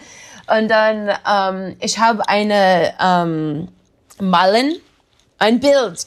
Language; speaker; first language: German; non-native, learner; English